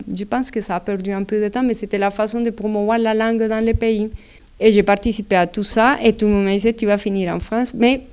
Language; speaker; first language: French; non-native, fluent; Spanish